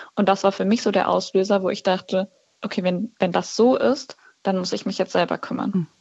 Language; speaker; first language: German; native; German